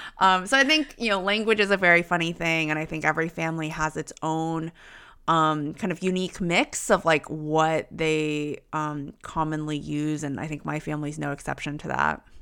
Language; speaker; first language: English; early bilingual, other home language; Chinese